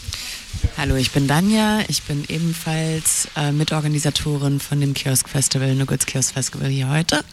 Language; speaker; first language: German; native; German